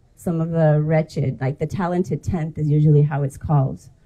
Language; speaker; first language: English; native; English